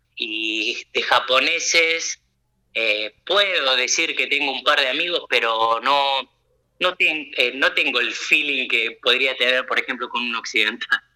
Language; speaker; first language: Spanish; early bilingual, other home language; Japanese